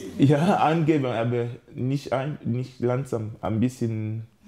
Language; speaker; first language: German; non-native, learner; French